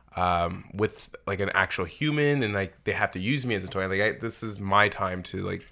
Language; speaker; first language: English; early bilingual, other home language; Italian